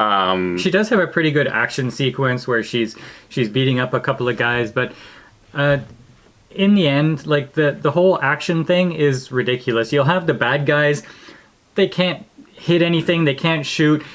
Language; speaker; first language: English; native; English